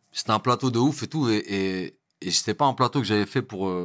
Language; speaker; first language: French; native; French